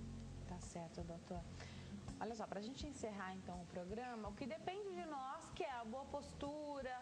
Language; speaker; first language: Portuguese; native; Portuguese